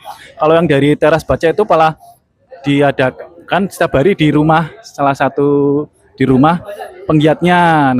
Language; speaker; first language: Indonesian; native; Indonesian